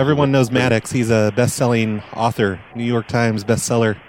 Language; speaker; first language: English; native; English